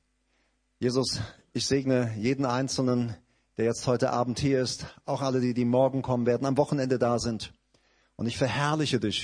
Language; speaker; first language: German; native; German